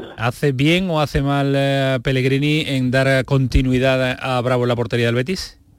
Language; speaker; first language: Spanish; native; Spanish